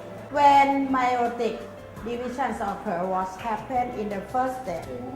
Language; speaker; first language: English; non-native, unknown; Thai